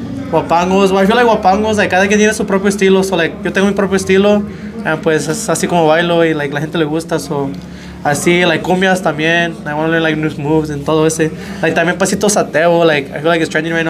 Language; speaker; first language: Spanish; early bilingual, heritage; Spanish